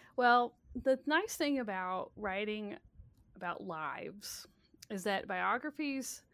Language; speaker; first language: English; native; English